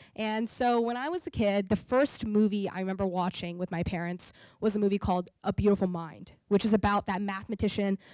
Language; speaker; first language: English; native; English